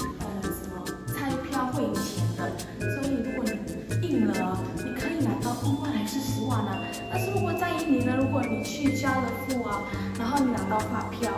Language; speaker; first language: Chinese; non-native, fluent; Indonesian